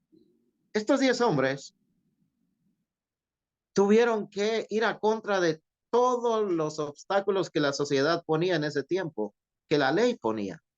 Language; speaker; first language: Spanish; native; Spanish